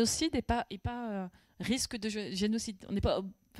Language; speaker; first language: French; native; French